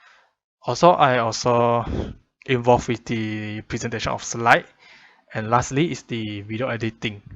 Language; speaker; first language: English; non-native, fluent; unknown